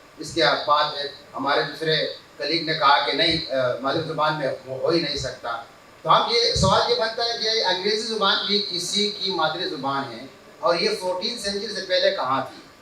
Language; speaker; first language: Urdu; non-native, local second language; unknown